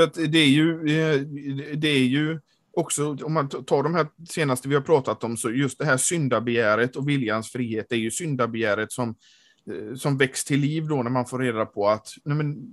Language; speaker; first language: Swedish; native; Swedish